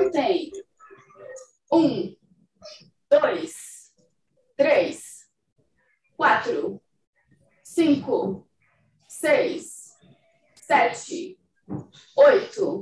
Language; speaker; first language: Portuguese; native; Portuguese